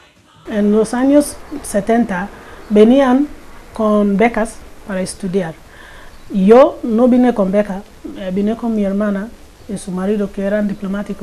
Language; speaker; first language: Spanish; non-native, fluent; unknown